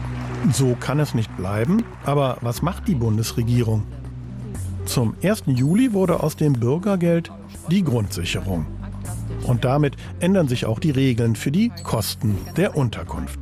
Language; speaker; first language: German; native; German